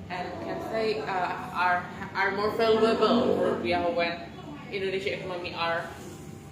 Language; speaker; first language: English; non-native, learner; Indonesian